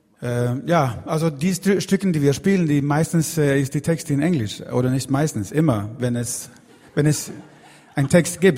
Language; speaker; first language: German; non-native, learner; Swedish